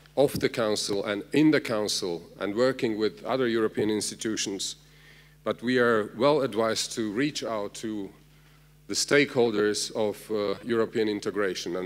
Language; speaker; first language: English; non-native, fluent; Slovak